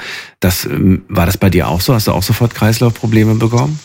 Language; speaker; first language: German; native; German